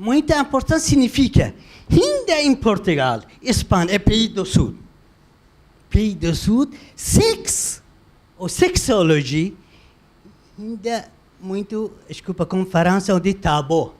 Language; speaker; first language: Portuguese; non-native, learner; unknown